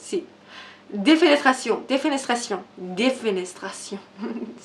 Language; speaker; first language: French; non-native, learner; Persian